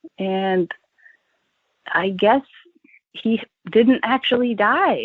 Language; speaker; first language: English; native; English